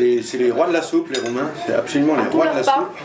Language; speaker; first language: French; native; French